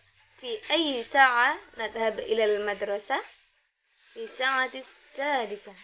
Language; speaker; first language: Arabic; non-native, learner; Indonesian